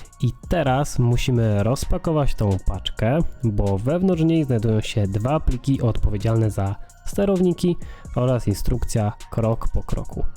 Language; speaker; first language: Polish; native; Polish